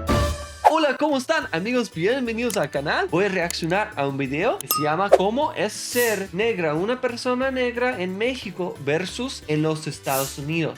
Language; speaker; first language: Spanish; non-native, fluent; English